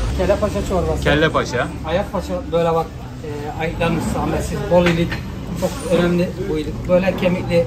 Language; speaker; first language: Turkish; native; Turkish